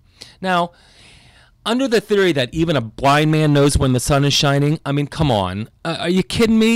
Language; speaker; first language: English; native; English